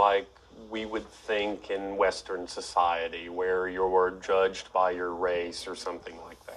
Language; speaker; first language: English; native; English